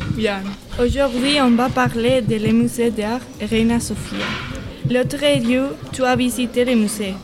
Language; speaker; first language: French; non-native, learner; Spanish